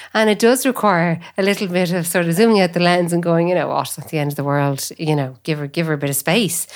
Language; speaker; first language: English; native; English